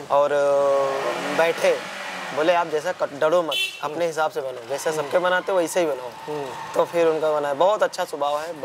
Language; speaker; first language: Hindi; native; Hindi